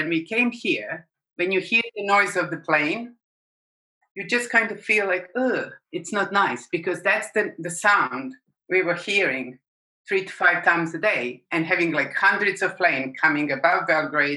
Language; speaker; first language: English; non-native, fluent; Serbian